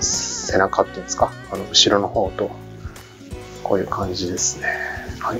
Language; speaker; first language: Japanese; native; Japanese